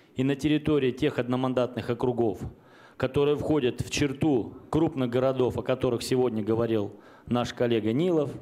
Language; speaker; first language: Russian; native; Russian